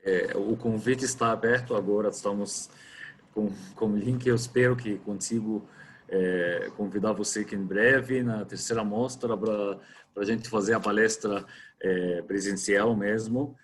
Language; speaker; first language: Portuguese; non-native, fluent; Arabic